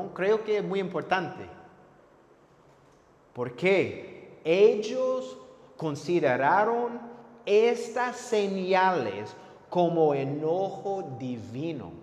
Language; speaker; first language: Spanish; non-native, fluent; English